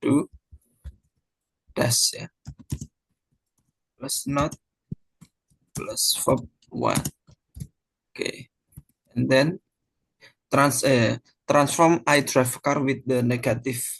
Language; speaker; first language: English; non-native, fluent; Indonesian